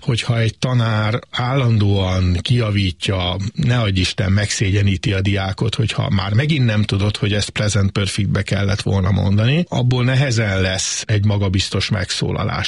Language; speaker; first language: Hungarian; native; Hungarian